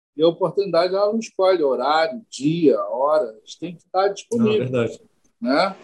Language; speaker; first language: Portuguese; native; Portuguese